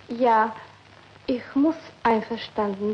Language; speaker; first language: German; non-native, learner; Ukrainian